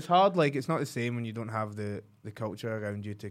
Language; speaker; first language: English; native; English